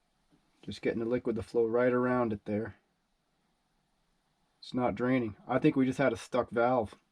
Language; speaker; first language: English; native; English